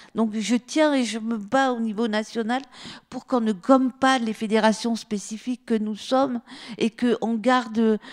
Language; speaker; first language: French; native; French